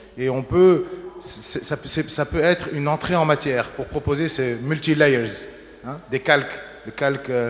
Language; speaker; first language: French; non-native, local second language; Arabic